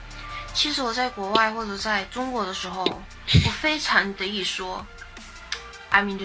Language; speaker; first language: Chinese; non-native, fluent; Indonesian